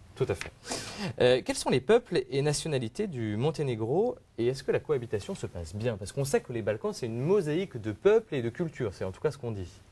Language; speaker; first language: French; native; French